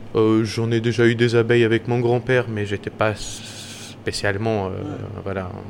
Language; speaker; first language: French; non-native, fluent; Portuguese